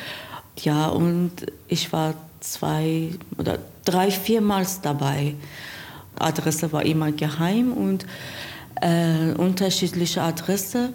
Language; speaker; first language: German; non-native, learner; Persian